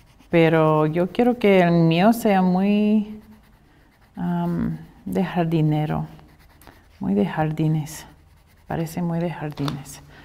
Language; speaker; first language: Spanish; non-native, fluent; English